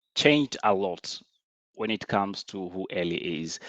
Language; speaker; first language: English; non-native, local second language; Swahili